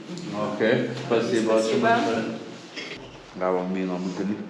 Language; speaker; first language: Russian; non-native, learner; Lithuanian